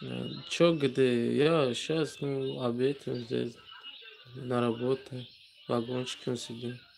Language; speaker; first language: Russian; non-native, learner; Tajik